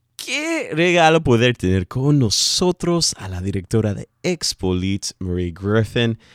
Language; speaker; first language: Spanish; early bilingual, heritage; English